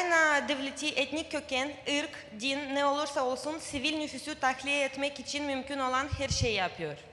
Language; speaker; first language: Turkish; non-native, fluent; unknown